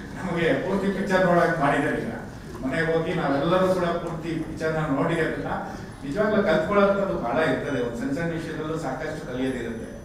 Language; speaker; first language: Kannada; native; Kannada